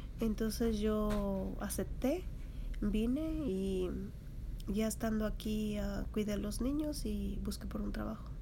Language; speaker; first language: Spanish; native; Spanish